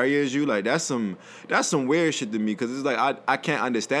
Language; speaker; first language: English; native; English